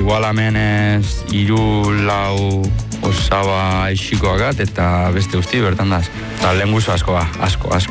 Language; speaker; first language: Basque; early bilingual, other home language; Spanish